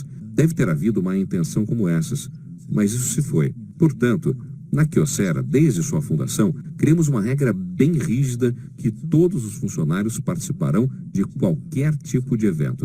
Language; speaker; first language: Portuguese; native; Portuguese